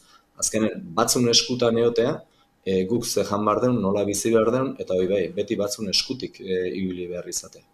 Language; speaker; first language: Basque; native; Basque